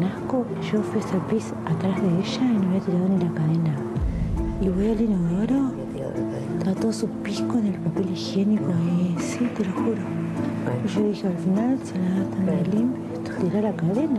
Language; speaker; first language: Spanish; native; Spanish